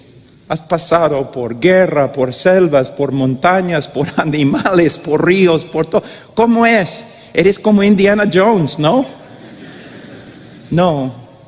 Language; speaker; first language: Spanish; non-native, fluent; English